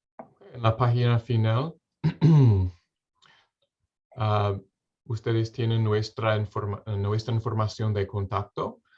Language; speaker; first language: Spanish; non-native, fluent; English